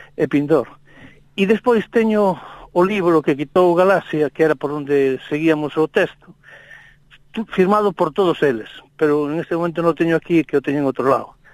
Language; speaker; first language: Galician; non-native, local second language; Spanish